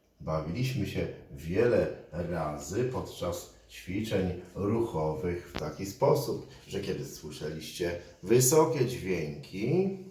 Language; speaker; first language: Polish; native; Polish